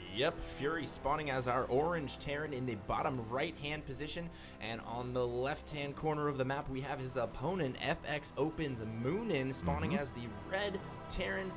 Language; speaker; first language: English; native; English